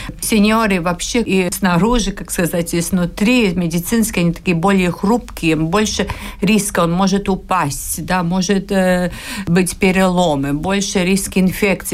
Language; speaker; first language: Russian; non-native, local second language; Latvian